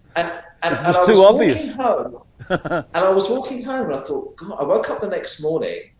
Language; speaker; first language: English; native; English